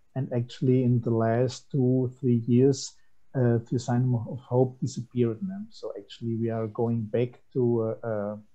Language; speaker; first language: English; non-native, fluent; German